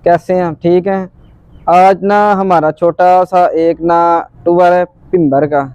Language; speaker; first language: Urdu; non-native, local second language; Punjabi